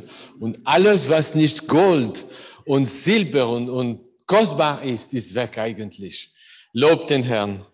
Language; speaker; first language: German; non-native, learner; English